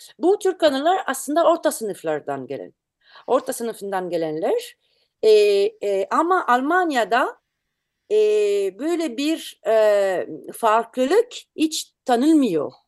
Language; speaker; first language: Turkish; non-native, learner; Italian